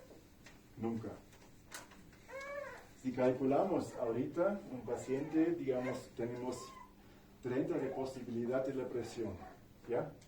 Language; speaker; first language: Spanish; non-native, fluent; German